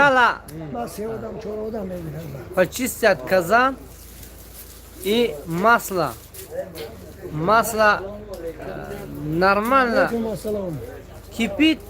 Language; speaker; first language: Russian; non-native, local second language; Tajik